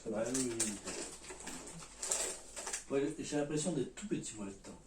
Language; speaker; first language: French; native; French